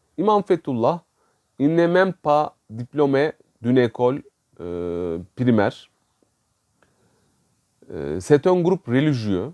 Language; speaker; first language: French; non-native, fluent; Turkish